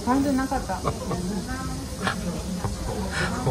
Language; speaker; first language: Japanese; non-native, fluent; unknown